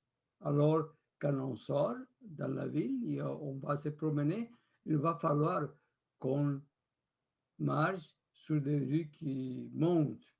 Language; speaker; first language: French; non-native, fluent; Spanish